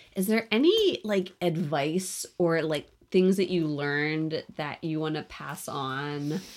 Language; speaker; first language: English; native; English